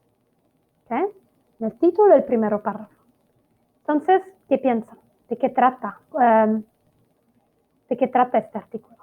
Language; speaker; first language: Spanish; non-native, fluent; Italian